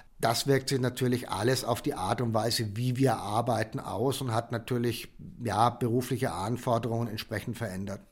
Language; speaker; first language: German; native; German